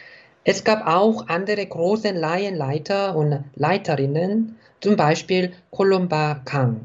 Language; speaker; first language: German; non-native, fluent; Korean